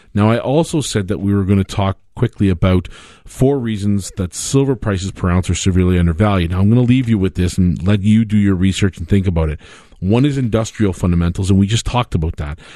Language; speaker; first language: English; native; English